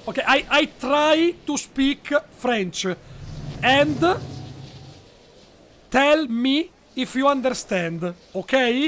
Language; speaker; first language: English; non-native, learner; Italian